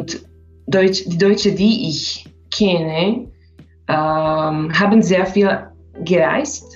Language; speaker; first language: German; non-native, learner; Slovak